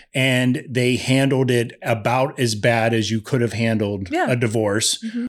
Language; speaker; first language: English; native; English